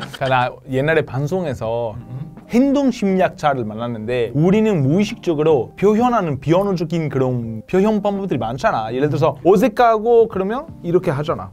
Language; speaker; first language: Korean; non-native, fluent; Italian